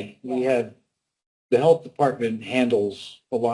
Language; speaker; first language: English; native; English